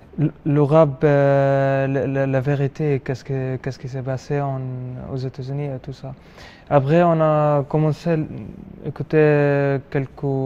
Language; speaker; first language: French; non-native, learner; Arabic